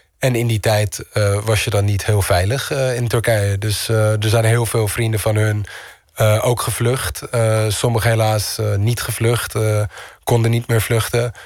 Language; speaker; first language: Dutch; early bilingual, other home language; Turkish